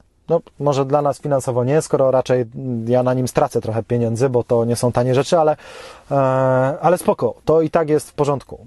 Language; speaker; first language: Polish; native; Polish